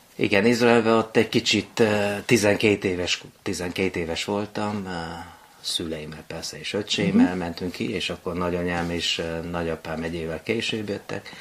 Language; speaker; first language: Hungarian; native; Hungarian